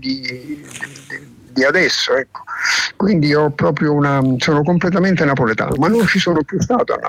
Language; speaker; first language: Italian; native; Italian